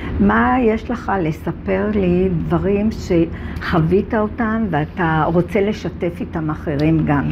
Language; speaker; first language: Hebrew; native; Hebrew